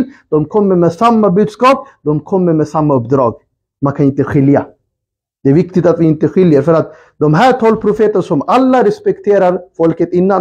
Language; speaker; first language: Swedish; early bilingual, other home language; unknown